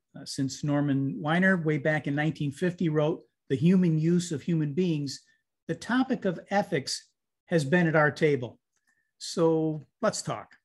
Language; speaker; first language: English; native; English